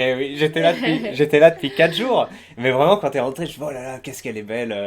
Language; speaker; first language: French; native; French